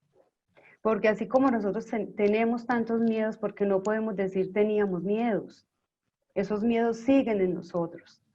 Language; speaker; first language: Spanish; native; Spanish